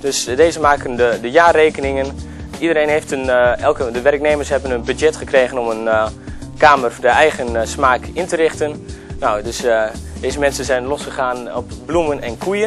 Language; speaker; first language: Dutch; native; Dutch